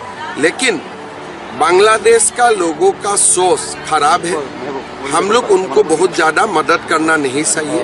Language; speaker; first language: Hindi; non-native, local second language; Bangla